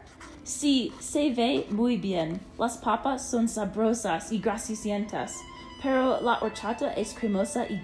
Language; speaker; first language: Spanish; non-native, learner; English